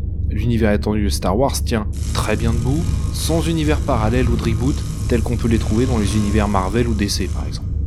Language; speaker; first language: French; native; French